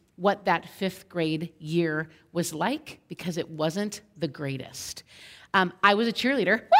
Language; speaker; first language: English; native; English